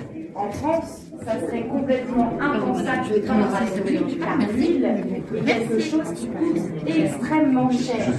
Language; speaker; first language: French; native; French